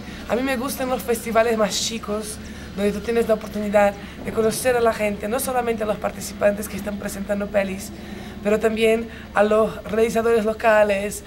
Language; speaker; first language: Spanish; non-native, fluent; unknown